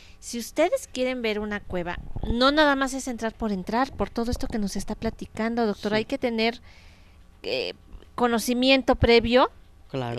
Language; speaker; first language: Spanish; native; Spanish